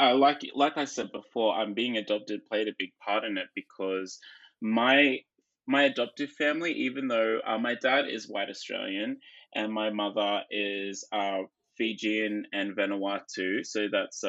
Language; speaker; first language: English; native; English